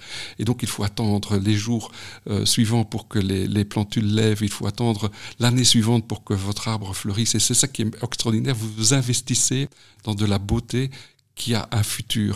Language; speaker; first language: French; native; French